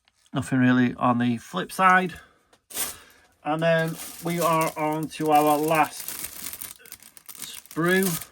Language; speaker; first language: English; native; English